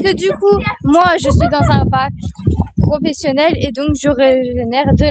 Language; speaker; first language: French; native; French